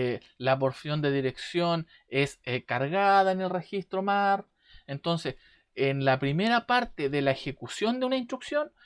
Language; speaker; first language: Spanish; native; Spanish